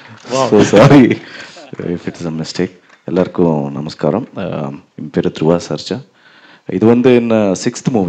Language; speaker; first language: Tamil; non-native, learner; Kannada